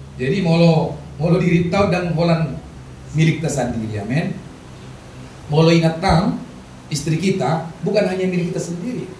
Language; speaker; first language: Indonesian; non-native, local second language; Batak Toba